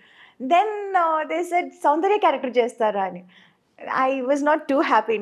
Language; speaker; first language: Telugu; non-native, local second language; Tamil